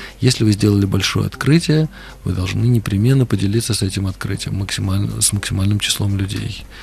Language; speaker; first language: Russian; native; Russian